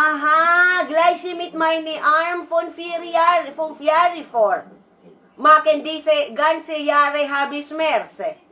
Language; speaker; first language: German; non-native, learner; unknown